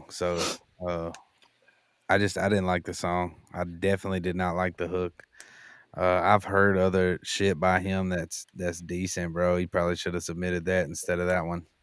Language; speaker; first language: English; native; English